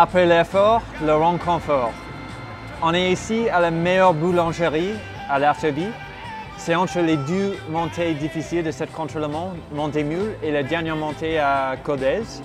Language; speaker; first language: French; non-native, fluent; English